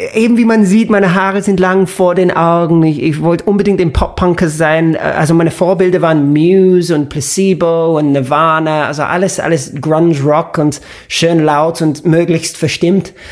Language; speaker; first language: German; non-native, fluent; English